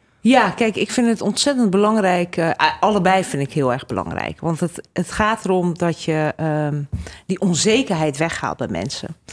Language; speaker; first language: Dutch; early bilingual, other home language; Hungarian